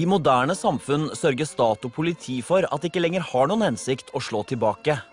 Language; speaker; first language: Norwegian; native; Norwegian